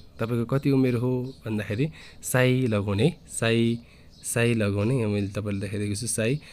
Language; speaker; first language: Nepali; native; Nepali